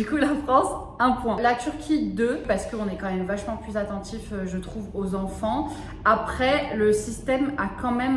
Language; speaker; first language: French; early bilingual, other home language; Arabic